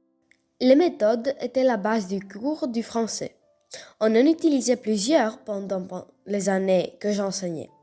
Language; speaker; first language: French; non-native, fluent; Greek